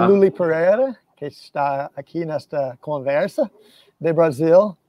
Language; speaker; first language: Portuguese; non-native, fluent; English